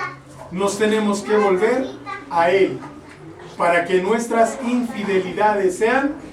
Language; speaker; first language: Spanish; native; Spanish